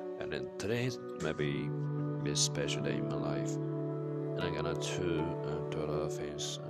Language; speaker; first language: English; non-native, learner; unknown